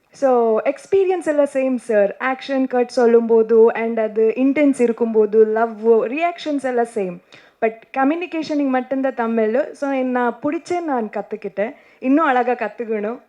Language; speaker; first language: Tamil; non-native, learner; Kannada